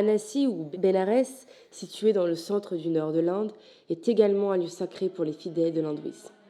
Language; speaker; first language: French; native; French